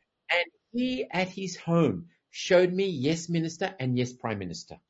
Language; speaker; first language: English; native; English